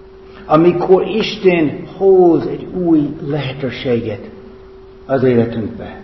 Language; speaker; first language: Hungarian; non-native, fluent; English